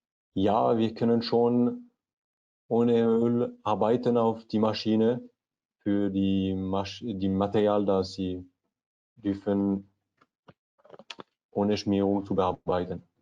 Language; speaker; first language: German; non-native, learner; French